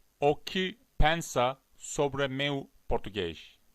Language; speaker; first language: Portuguese; non-native, learner; Turkish